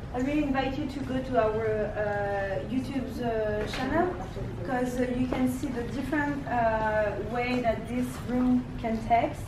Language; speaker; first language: English; non-native, fluent; French